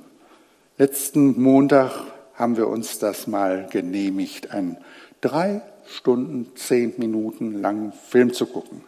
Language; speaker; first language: German; native; German